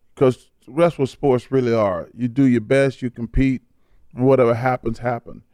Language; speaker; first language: English; native; English